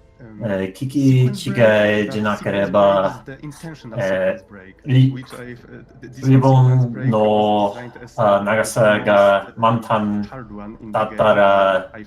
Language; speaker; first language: Japanese; non-native, learner; English